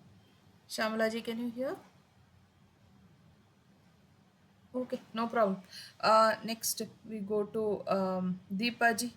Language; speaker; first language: English; non-native, local second language; Tamil